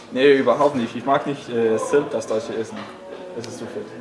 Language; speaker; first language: German; non-native, learner; Danish